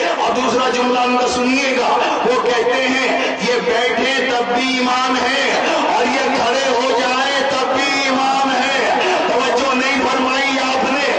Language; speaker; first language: Urdu; native; Urdu